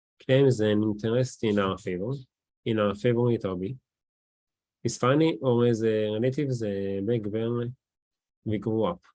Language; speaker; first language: English; non-native, learner; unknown